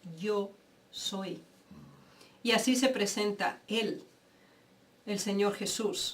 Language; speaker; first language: Spanish; native; Spanish